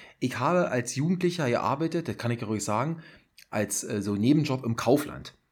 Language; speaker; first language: German; native; German